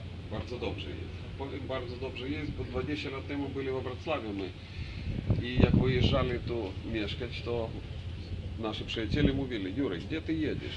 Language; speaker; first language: Polish; non-native, fluent; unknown